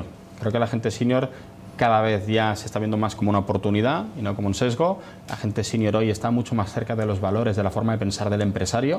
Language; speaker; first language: Spanish; native; Spanish